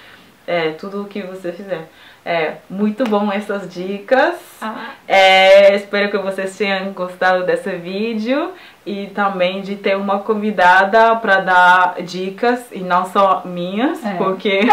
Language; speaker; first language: Portuguese; non-native, fluent; French